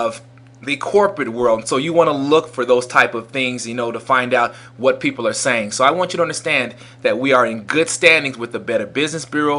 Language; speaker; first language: English; native; English